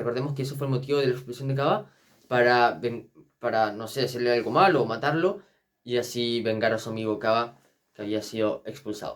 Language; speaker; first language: Spanish; native; Spanish